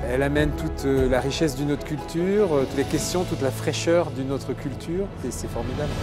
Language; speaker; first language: French; native; French